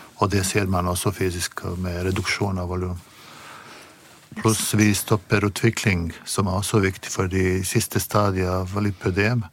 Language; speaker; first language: Norwegian; non-native, fluent; Bosnian